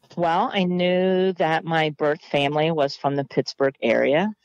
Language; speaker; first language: English; native; English